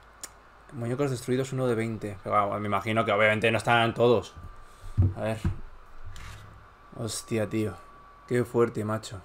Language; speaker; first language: Spanish; native; Spanish